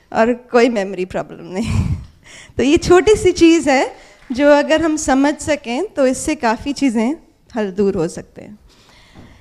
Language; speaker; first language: Hindi; native; Hindi